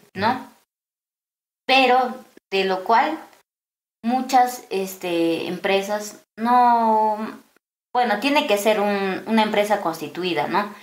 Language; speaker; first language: Spanish; native; Spanish